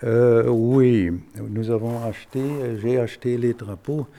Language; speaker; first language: French; non-native, fluent; German